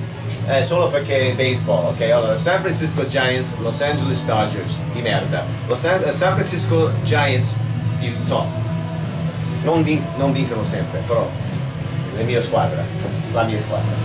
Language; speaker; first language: Italian; non-native, learner; English